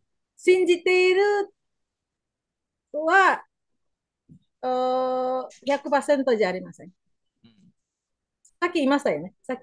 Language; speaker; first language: Japanese; non-native, learner; Indonesian